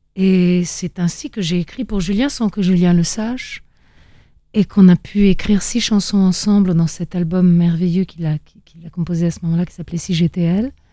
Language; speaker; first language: French; early bilingual, other home language; Italian